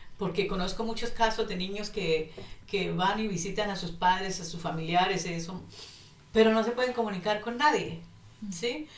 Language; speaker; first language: Spanish; native; Spanish